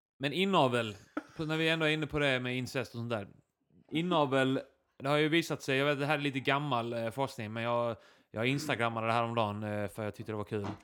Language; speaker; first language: Swedish; early bilingual, other home language; Icelandic